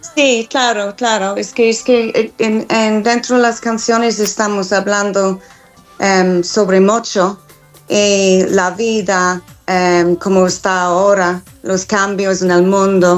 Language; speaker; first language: Spanish; non-native, fluent; English